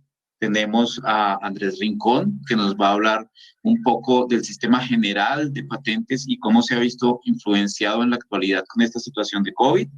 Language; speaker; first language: Spanish; native; Spanish